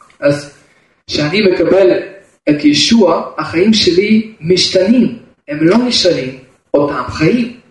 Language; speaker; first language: Hebrew; non-native, fluent; Russian